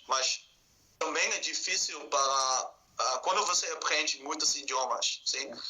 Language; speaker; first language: Portuguese; non-native, learner; Spanish